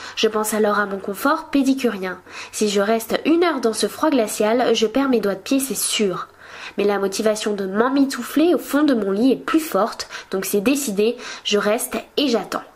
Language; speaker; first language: French; native; French